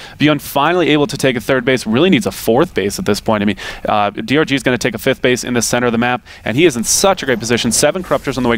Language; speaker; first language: English; native; English